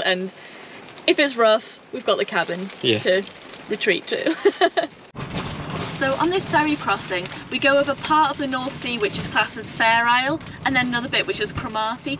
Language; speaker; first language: English; native; English